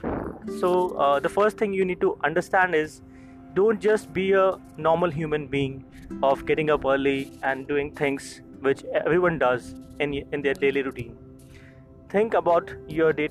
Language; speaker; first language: English; non-native, local second language; Hindi